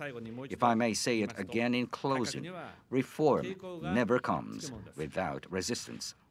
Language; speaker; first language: English; non-native, fluent; Japanese